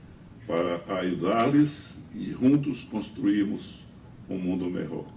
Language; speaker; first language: Spanish; non-native, learner; Portuguese